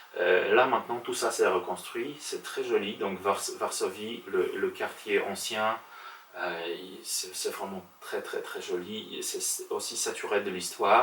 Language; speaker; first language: French; non-native, fluent; Polish